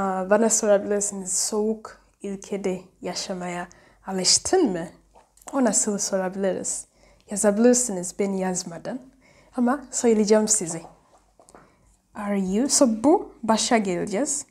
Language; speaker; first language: Turkish; non-native, learner; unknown